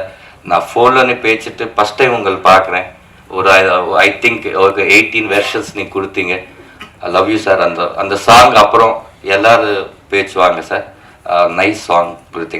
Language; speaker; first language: Tamil; non-native, learner; Telugu